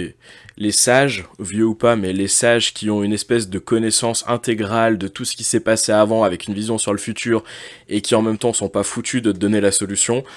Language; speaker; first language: French; native; French